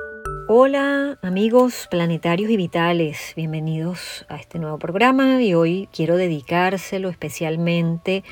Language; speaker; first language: Spanish; native; Spanish